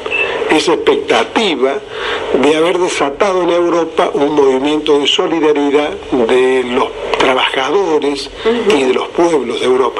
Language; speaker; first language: Spanish; native; Spanish